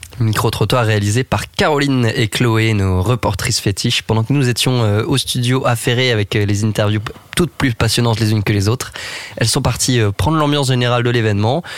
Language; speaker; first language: French; native; French